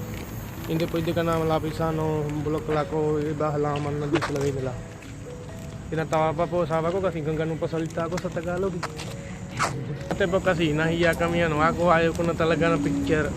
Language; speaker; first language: Filipino; non-native, learner; Punjabi